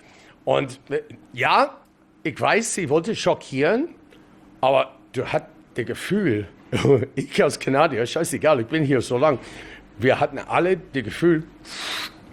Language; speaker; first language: German; non-native, learner; English